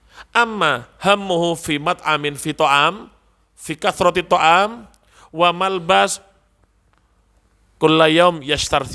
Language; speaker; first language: Arabic; non-native, fluent; Indonesian